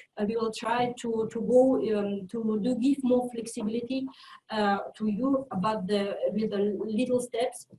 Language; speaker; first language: English; non-native, fluent; French